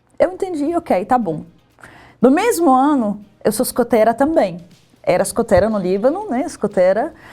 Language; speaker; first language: Portuguese; non-native, fluent; Arabic